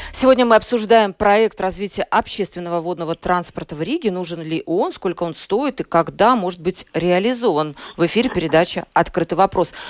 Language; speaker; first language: Russian; native; Russian